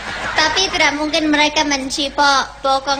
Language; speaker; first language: Indonesian; non-native, fluent; English